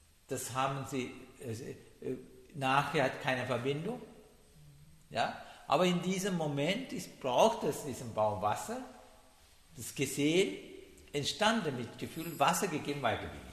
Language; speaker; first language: German; non-native, learner; Sinhala